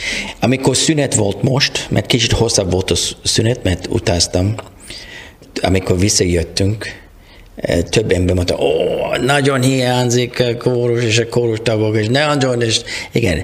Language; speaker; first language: Hungarian; non-native, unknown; English